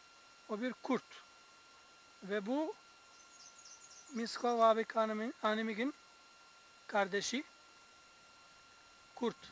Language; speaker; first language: Turkish; non-native, fluent; English